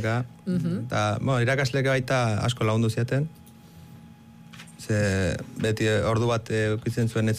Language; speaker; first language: Basque; early bilingual, other home language; Arabic